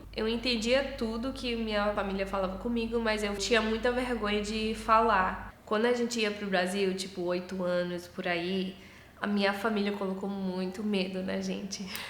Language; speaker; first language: Portuguese; early bilingual, heritage; Portuguese